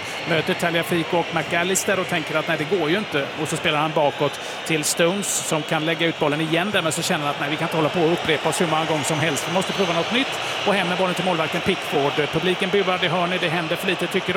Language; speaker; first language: Swedish; native; Swedish